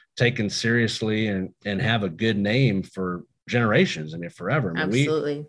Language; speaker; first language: English; native; English